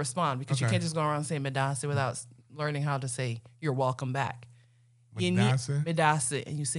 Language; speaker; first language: English; non-native, local second language; Akan